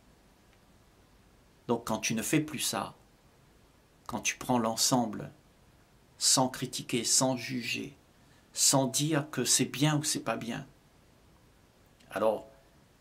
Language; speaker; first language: French; native; French